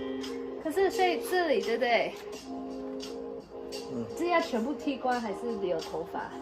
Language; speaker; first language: Chinese; early bilingual, heritage; Chinese